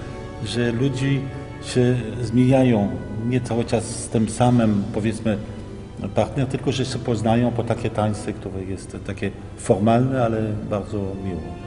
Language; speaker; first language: Polish; early bilingual, heritage; Polish